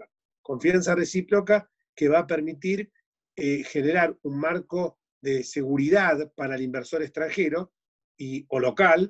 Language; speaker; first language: Spanish; native; Spanish